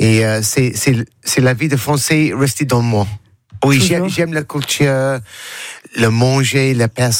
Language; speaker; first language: French; non-native, learner; English